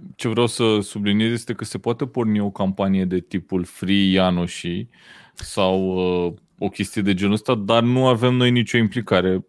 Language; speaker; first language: Romanian; native; Romanian